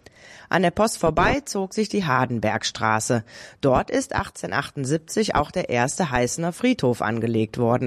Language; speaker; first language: German; native; German